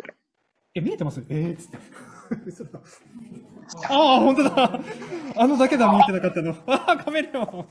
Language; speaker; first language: Japanese; native; Japanese